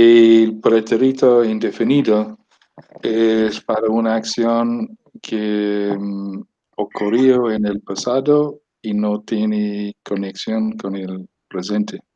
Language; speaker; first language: Spanish; non-native, learner; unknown